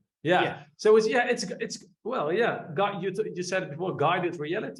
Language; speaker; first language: English; non-native, fluent; Dutch